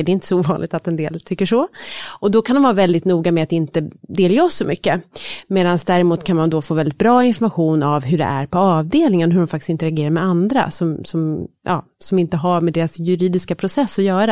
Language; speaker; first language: Swedish; native; Swedish